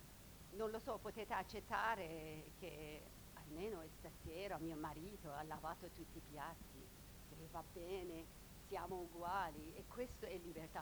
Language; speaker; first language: Italian; non-native, learner; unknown